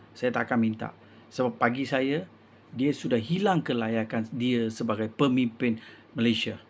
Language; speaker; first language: Malay; non-native, local second language; Tamil